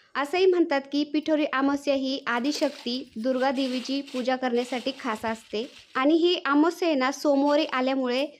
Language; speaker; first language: Marathi; native; Marathi